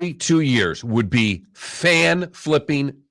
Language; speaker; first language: English; native; English